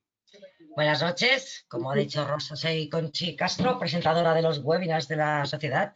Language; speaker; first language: Spanish; native; Spanish